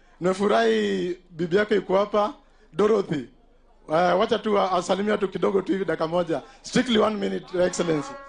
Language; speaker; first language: Swahili; non-native, local second language; Luo (Kenya and Tanzania)